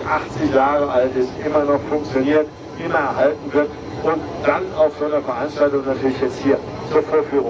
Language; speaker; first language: German; native; German